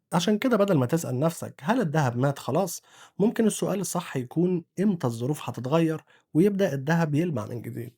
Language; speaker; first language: Arabic; native; Arabic